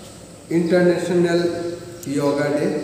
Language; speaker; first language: Hindi; non-native, local second language; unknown